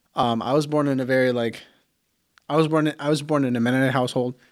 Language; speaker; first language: English; early bilingual, other home language; Plautdietsch